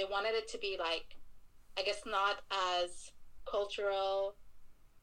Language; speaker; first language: English; non-native, local second language; Bangla